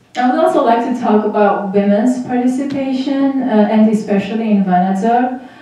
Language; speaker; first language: English; non-native, fluent; Armenian